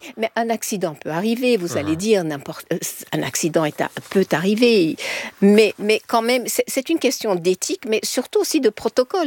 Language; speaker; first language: French; native; French